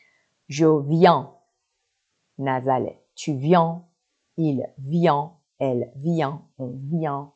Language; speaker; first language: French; non-native, fluent; Persian